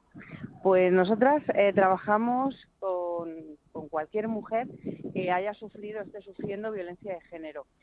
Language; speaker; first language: Spanish; native; Spanish